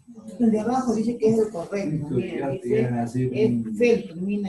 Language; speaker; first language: Spanish; native; Spanish